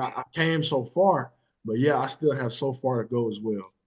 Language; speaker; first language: English; native; English